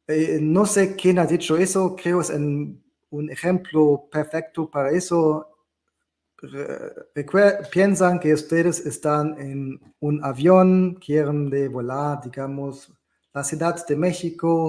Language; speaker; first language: Spanish; non-native, fluent; German